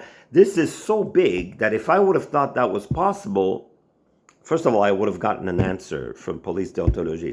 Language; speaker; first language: English; non-native, local second language; French